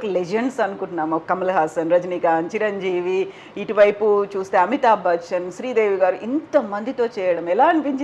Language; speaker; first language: Telugu; native; Telugu